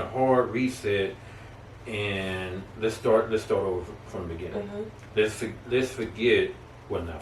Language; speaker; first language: English; native; English